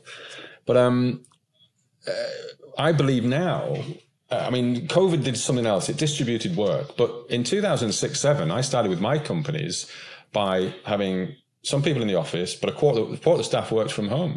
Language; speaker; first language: English; native; English